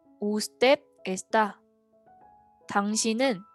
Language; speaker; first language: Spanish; non-native, fluent; Korean